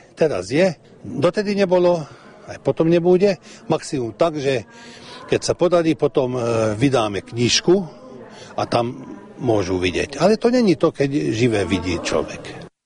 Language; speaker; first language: Slovak; early bilingual, heritage; Slovak